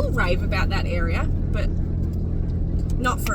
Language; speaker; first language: English; native; English